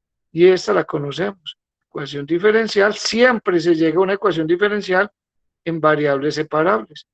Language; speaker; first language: Spanish; native; Spanish